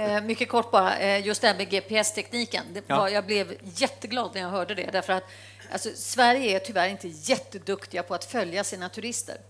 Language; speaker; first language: Swedish; native; Swedish